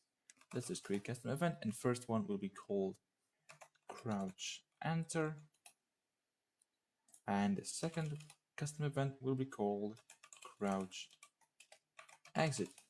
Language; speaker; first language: English; non-native, fluent; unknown